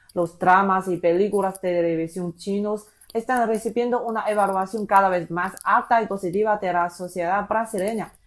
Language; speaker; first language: Spanish; non-native, fluent; Chinese